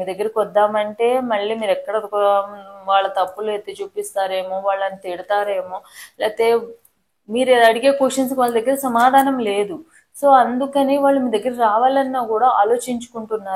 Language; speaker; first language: Telugu; native; Telugu